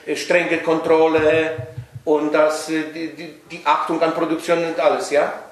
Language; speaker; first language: German; non-native, fluent; Polish